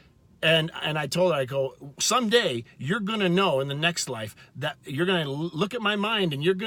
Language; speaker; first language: English; native; English